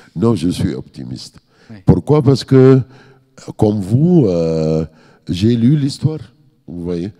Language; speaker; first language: French; non-native, fluent; Arabic